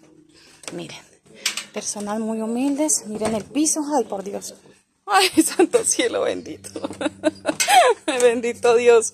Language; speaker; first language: Spanish; native; Spanish